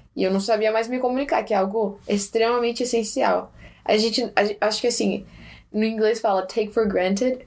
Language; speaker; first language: Portuguese; early bilingual, heritage; Portuguese